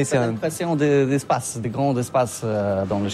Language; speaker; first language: French; non-native, learner; Polish